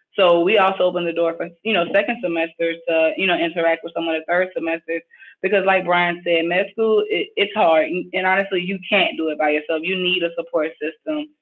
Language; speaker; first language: English; native; English